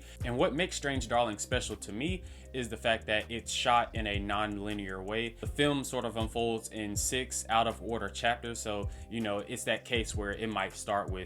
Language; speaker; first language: English; native; English